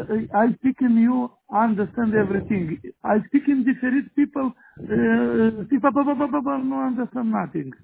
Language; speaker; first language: English; non-native, learner; Romanian